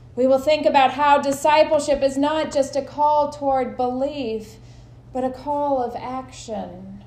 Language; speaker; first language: English; native; English